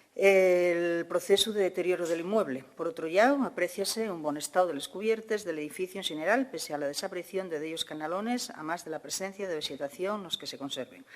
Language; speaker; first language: Asturian; non-native, local second language; Spanish